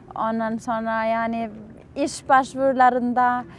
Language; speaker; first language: Turkish; non-native, fluent; German